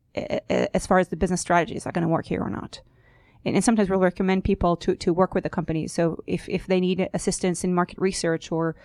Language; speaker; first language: English; non-native, fluent; Hebrew